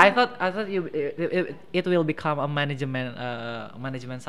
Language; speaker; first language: English; non-native, fluent; Indonesian